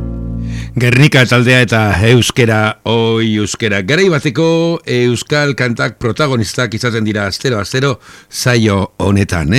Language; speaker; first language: Basque; native; Basque